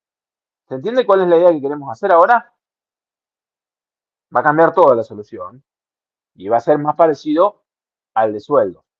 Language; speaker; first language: Spanish; native; Spanish